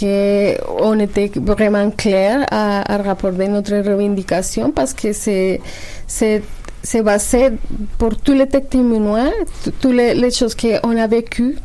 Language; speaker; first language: French; non-native, learner; Spanish